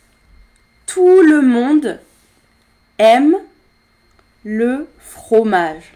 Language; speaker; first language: French; native; French